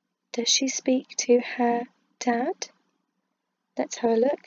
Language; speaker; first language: English; native; English